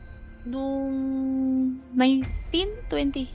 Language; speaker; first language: Filipino; non-native, learner; Chinese